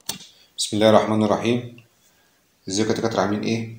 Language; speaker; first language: Arabic; native; Arabic